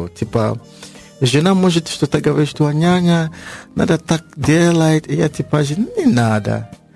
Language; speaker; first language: Russian; non-native, learner; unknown